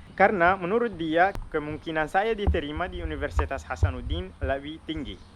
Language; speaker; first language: Indonesian; non-native, fluent; Arabic